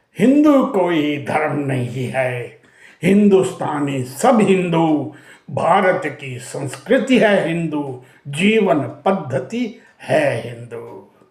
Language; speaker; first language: Hindi; native; Hindi